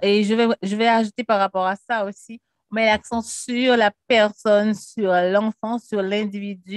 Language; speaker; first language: French; non-native, local second language; Haitian Creole